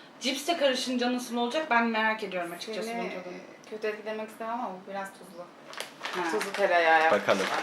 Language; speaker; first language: Turkish; native; Turkish